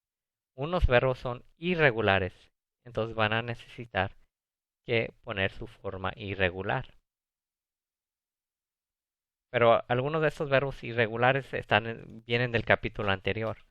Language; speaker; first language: Spanish; early bilingual, other home language; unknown